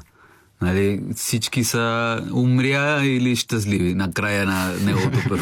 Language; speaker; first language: Bulgarian; non-native, learner; Spanish